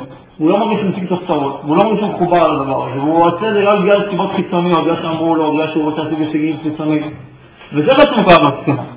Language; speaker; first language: Hebrew; native; Hebrew